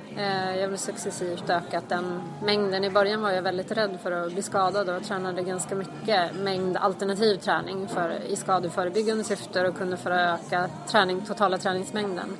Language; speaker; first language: Swedish; native; Swedish